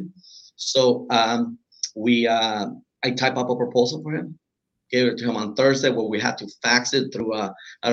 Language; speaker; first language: English; non-native, fluent; Spanish